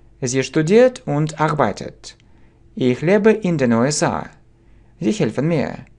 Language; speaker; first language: German; non-native, fluent; Russian